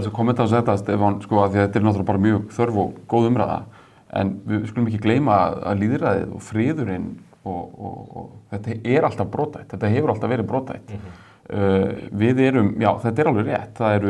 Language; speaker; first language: Icelandic; native; Icelandic